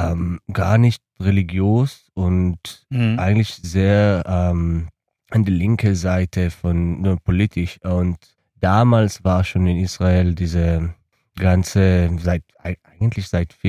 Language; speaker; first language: German; non-native, learner; Hebrew